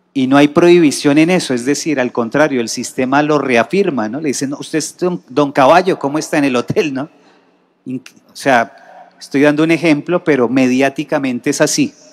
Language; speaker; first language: Spanish; native; Spanish